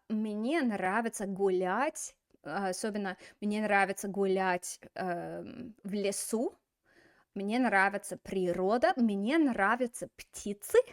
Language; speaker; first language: Russian; non-native, fluent; English